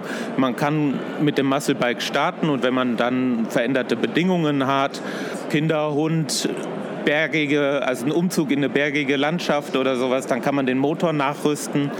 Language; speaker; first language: German; native; German